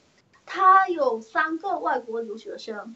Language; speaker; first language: Chinese; early bilingual, heritage; Chinese